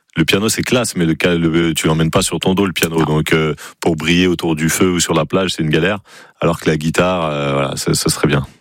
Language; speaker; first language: French; native; French